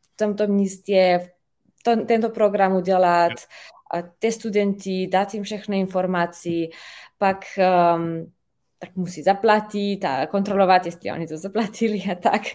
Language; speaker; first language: Czech; non-native, fluent; Slovenian